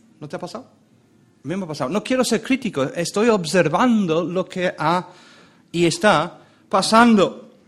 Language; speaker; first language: Spanish; non-native, fluent; English